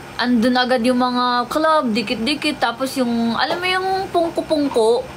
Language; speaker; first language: Filipino; non-native, local second language; Waray